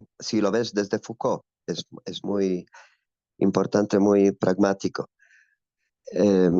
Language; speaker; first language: Spanish; non-native, fluent; Polish